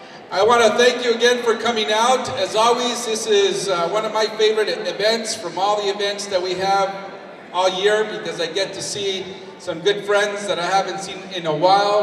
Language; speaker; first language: English; early bilingual, other home language; Spanish